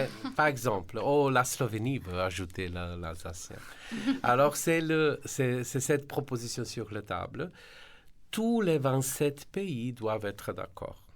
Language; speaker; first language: French; non-native, fluent; Slovenian